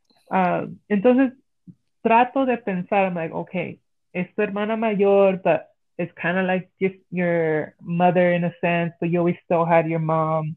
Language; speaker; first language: English; early bilingual, other home language; Spanish